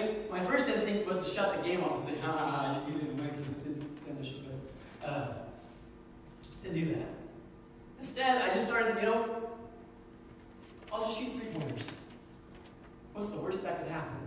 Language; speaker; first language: English; native; English